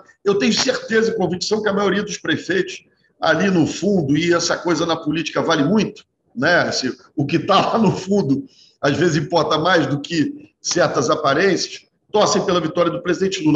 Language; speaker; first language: Portuguese; native; Portuguese